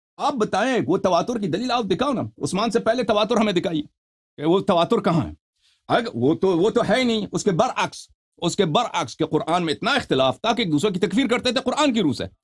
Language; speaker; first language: Urdu; non-native, fluent; Persian